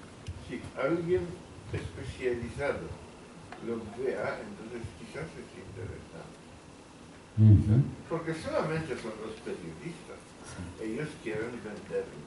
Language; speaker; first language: Spanish; non-native, fluent; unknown